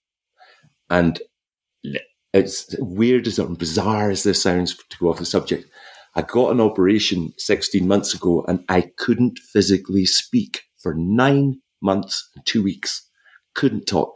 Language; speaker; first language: English; native; English